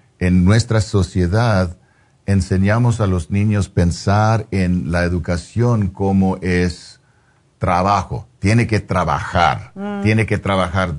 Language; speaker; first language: Spanish; non-native, fluent; English